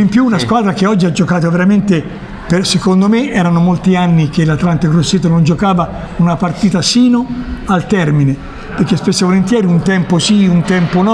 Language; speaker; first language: Italian; native; Italian